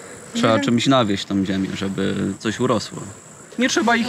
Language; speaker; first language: Polish; native; Polish